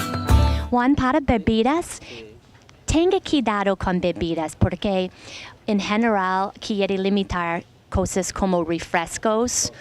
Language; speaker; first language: Spanish; non-native, learner; English